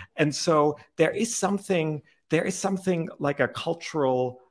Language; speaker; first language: English; non-native, fluent; German